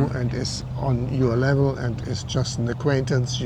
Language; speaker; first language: English; non-native, fluent; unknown